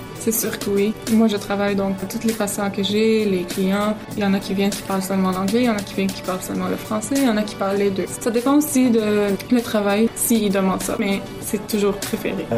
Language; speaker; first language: French; early bilingual, other home language; Arabic